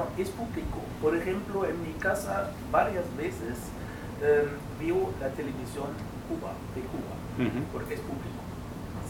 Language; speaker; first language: Spanish; non-native, fluent; German